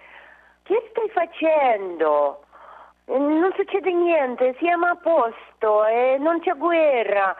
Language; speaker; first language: Italian; non-native, learner; Russian